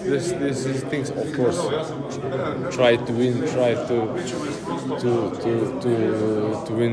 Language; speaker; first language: English; non-native, learner; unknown